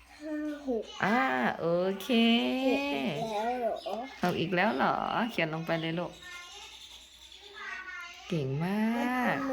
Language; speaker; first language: Thai; native; Thai